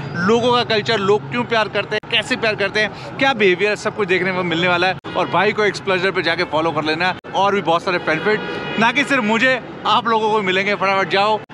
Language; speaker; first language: Hindi; native; Hindi